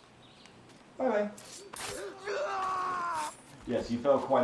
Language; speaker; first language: English; native; English